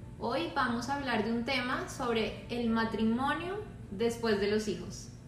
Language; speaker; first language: Spanish; native; Spanish